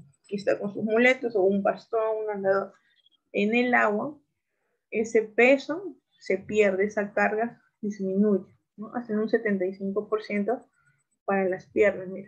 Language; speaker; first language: Spanish; native; Spanish